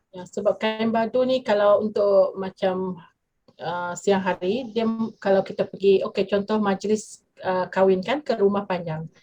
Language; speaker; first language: Malay; non-native, local second language; Iban